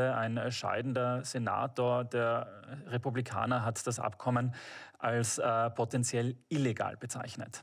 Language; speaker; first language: German; native; German